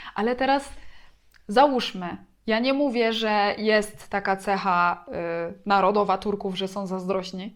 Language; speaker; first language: Polish; native; Polish